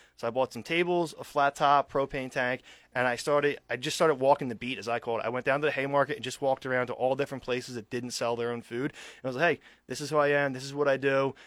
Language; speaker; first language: English; native; English